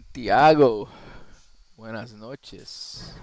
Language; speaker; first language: Spanish; non-native, learner; Portuguese